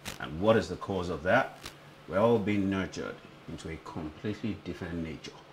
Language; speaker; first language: English; non-native, local second language; Yoruba